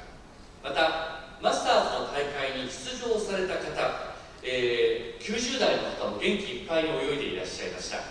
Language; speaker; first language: Japanese; native; Japanese